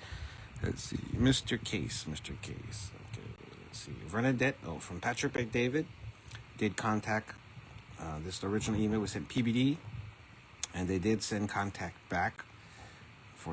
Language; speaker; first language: English; native; English